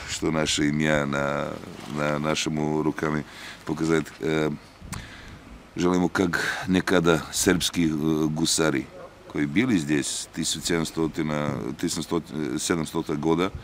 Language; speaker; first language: Russian; non-native, learner; Serbian